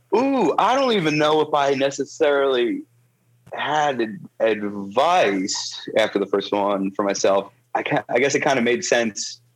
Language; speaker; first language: English; native; English